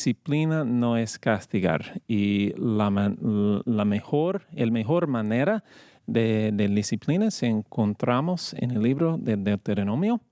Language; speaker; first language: Spanish; non-native, fluent; English